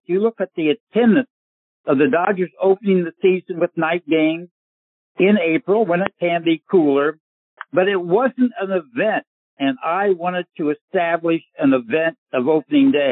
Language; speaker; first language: English; native; English